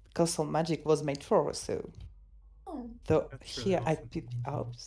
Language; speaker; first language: English; non-native, fluent; French